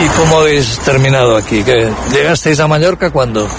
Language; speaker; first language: Spanish; native; Spanish